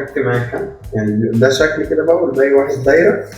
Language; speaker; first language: Arabic; native; Arabic